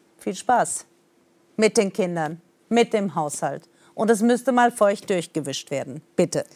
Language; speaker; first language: German; native; German